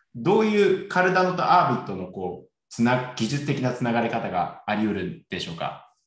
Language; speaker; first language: Japanese; native; Japanese